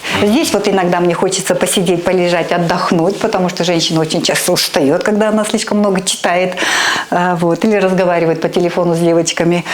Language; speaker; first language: Russian; non-native, local second language; Kyrgyz